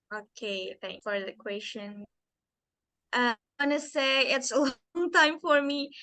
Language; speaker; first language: English; non-native, learner; Indonesian